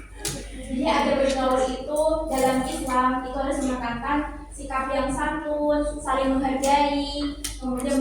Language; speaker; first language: Indonesian; native; Indonesian